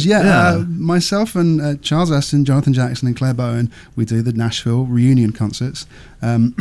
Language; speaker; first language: English; native; English